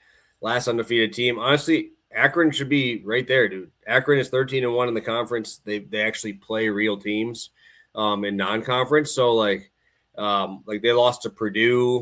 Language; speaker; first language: English; native; English